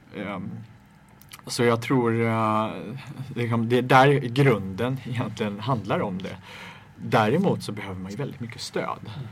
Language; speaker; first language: Swedish; native; Swedish